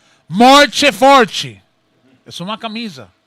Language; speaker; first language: Portuguese; non-native, learner; Spanish